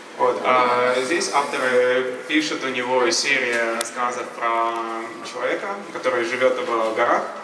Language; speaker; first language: Russian; native; Russian